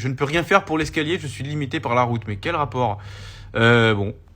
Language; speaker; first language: French; native; French